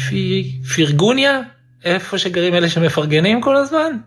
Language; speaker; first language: Hebrew; native; Hebrew